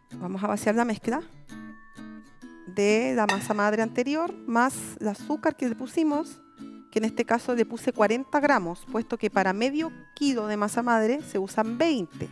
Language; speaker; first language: Spanish; native; Spanish